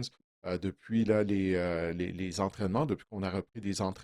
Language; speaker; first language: French; native; French